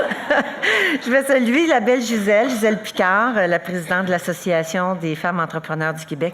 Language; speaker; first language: French; native; French